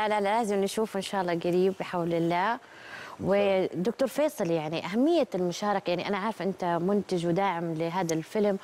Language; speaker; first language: Arabic; native; Arabic